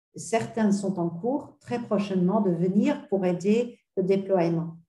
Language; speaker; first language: French; non-native, fluent; Swedish